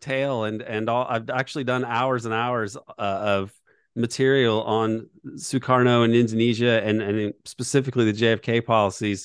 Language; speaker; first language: English; native; English